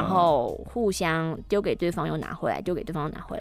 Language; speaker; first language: Chinese; native; Chinese